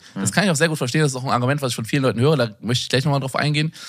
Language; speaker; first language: German; native; German